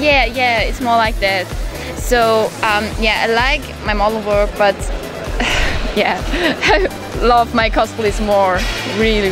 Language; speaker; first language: English; non-native, fluent; German